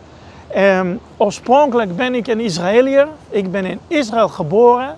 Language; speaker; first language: Dutch; non-native, fluent; Hebrew